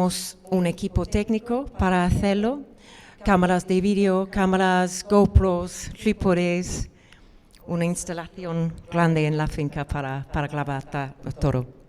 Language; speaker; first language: Spanish; non-native, fluent; English